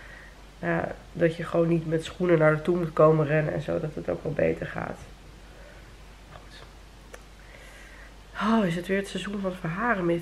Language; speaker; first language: Dutch; native; Dutch